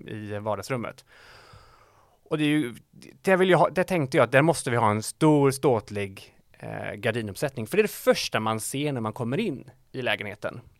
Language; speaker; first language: Swedish; native; Swedish